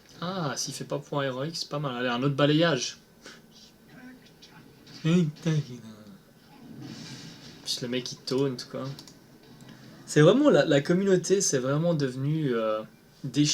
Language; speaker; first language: French; native; French